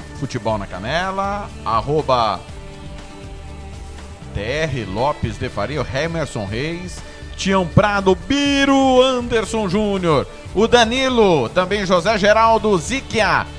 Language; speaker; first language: Portuguese; native; Portuguese